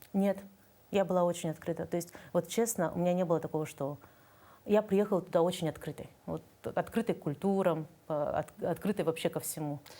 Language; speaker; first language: Russian; native; Russian